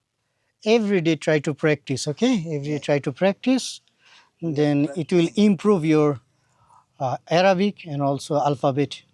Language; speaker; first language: English; non-native, learner; Bangla